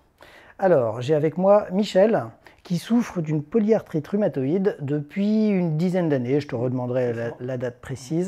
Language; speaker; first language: French; native; French